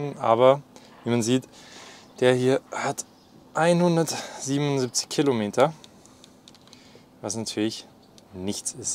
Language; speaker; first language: German; native; German